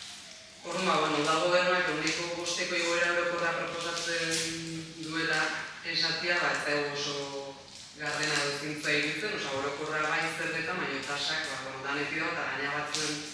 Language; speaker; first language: Basque; native; Basque